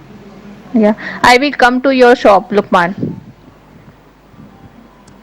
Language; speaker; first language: English; non-native, learner; Hindi